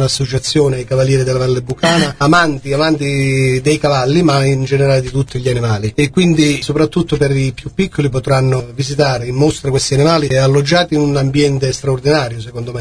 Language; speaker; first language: Italian; native; Italian